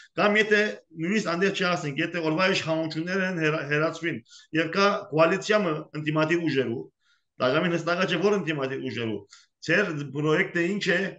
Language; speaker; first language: Armenian; early bilingual, heritage; Armenian